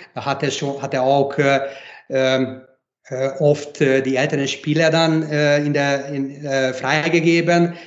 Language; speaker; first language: German; non-native, fluent; Hungarian